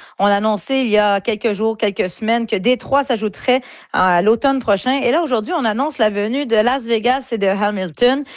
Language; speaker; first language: French; native; French